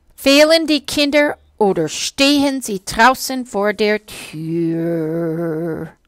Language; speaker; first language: German; non-native, fluent; English